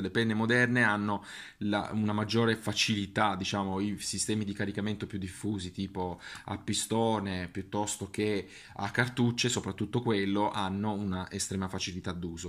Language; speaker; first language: Italian; native; Italian